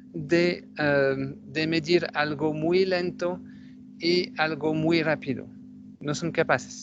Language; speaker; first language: Spanish; non-native, fluent; French